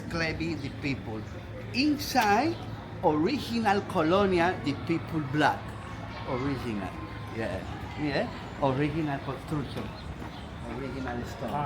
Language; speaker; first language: English; non-native, learner; Spanish